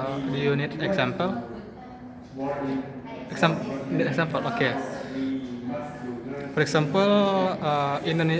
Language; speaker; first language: English; non-native, learner; Indonesian